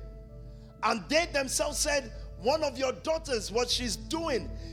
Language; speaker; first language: English; non-native, local second language; Yoruba